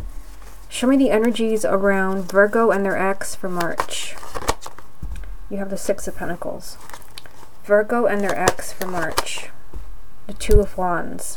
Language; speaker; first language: English; native; English